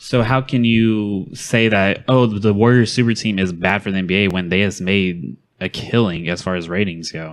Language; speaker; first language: English; native; English